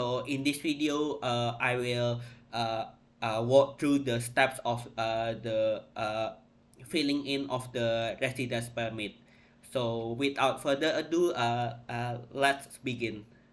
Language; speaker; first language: English; non-native, fluent; Indonesian